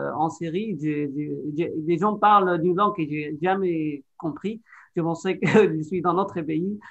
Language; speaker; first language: French; non-native, fluent; Arabic